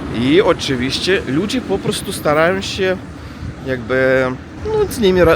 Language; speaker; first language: Polish; non-native, learner; Russian